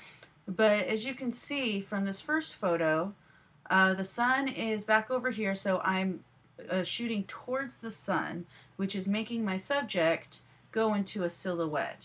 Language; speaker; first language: English; native; English